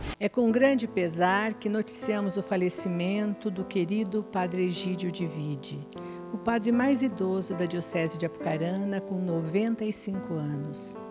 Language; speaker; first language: Portuguese; native; Portuguese